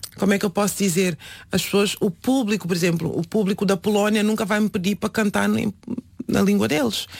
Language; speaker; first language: Portuguese; non-native, local second language; Upper Guinea Crioulo